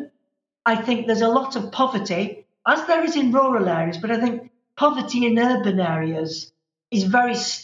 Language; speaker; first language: English; native; English